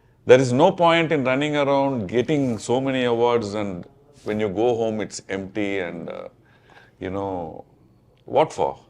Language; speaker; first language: English; non-native, local second language; Malayalam